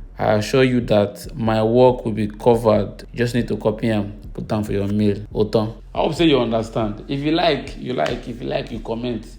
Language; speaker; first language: Nigerian Pidgin; native; Nigerian Pidgin